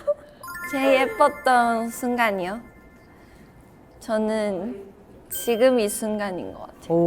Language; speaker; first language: Korean; non-native, fluent; Chinese